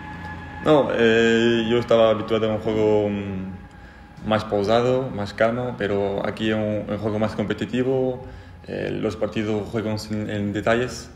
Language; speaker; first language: Spanish; non-native, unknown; French